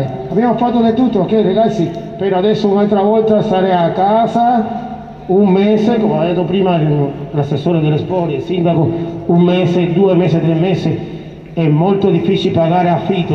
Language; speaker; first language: Italian; non-native, fluent; Spanish